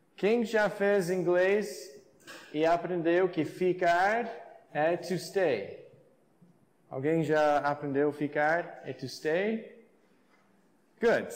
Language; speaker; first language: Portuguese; non-native, fluent; English